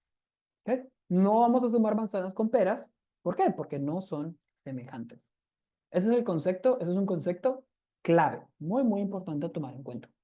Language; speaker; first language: Spanish; native; Spanish